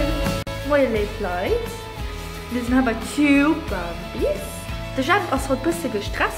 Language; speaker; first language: German; non-native, learner; Luxembourgish